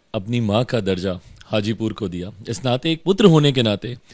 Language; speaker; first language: Hindi; native; Hindi